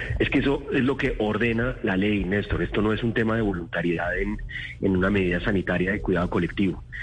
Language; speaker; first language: Spanish; native; Spanish